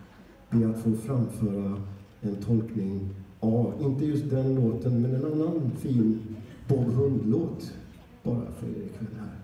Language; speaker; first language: Swedish; native; Swedish